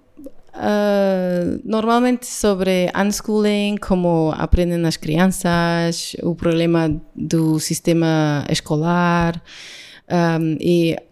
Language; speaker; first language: Portuguese; non-native, learner; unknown